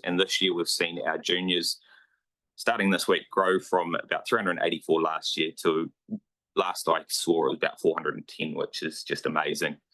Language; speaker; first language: English; native; English